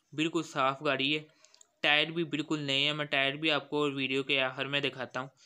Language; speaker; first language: Urdu; non-native, local second language; Punjabi